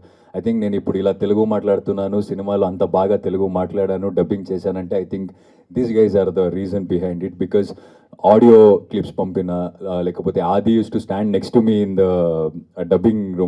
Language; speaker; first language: Telugu; non-native, fluent; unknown